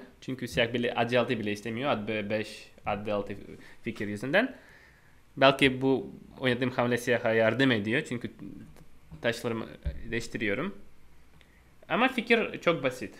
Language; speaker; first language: Turkish; non-native, fluent; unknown